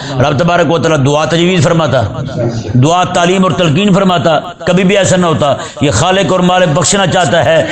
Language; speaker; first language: Urdu; non-native, local second language; Punjabi